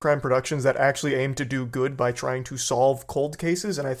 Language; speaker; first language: English; native; English